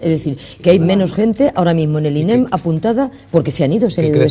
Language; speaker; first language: Spanish; native; Spanish